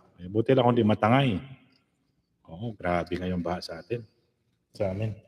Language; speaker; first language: Filipino; non-native, local second language; Hiligaynon